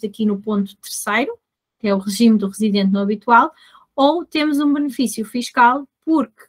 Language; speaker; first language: Portuguese; native; Portuguese